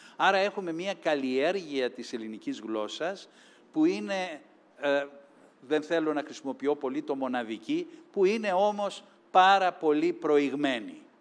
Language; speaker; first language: Greek; native; Greek